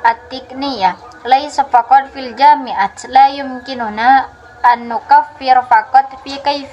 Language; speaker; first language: Arabic; non-native, fluent; Indonesian